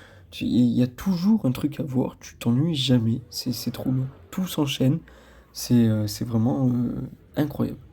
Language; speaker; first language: French; native; French